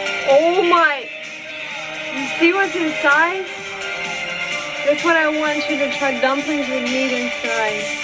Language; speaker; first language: English; non-native, fluent; Russian